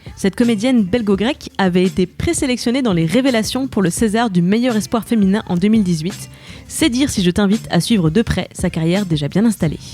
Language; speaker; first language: French; native; French